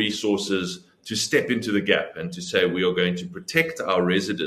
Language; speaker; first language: English; native; English